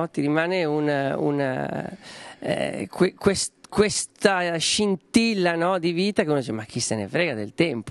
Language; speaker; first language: Italian; native; Italian